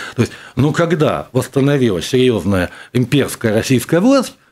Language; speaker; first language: Russian; native; Russian